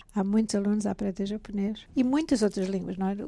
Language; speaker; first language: Portuguese; native; Portuguese